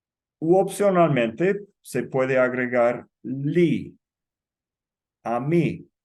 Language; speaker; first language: Spanish; non-native, fluent; English